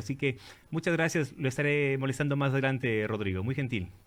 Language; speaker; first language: Spanish; native; Spanish